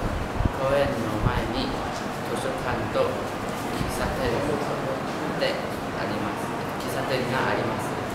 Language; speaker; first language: Japanese; non-native, learner; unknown